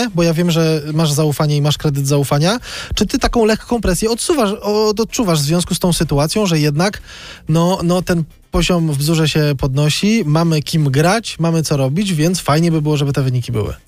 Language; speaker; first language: Polish; native; Polish